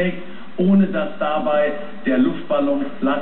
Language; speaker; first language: German; native; German